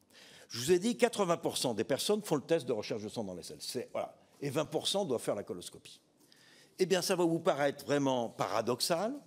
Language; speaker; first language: French; native; French